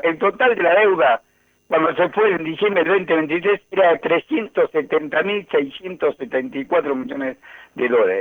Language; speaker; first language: Spanish; native; Spanish